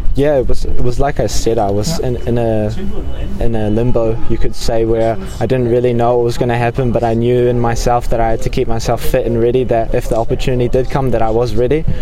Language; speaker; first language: English; native; English